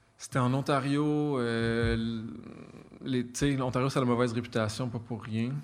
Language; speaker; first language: French; native; French